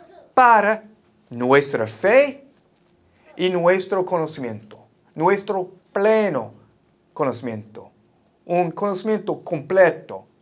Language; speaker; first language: Spanish; non-native, fluent; English